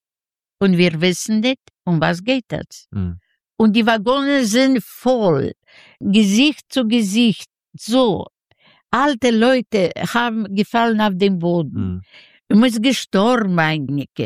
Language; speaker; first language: German; non-native, learner; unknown